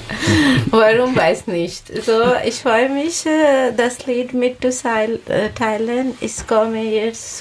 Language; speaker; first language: German; non-native, learner; Bangla